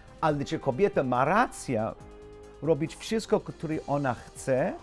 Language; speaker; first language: Polish; non-native, learner; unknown